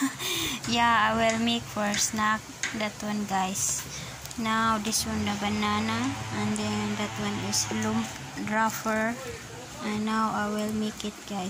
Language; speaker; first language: English; non-native, learner; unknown